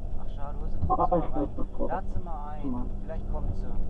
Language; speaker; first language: German; native; German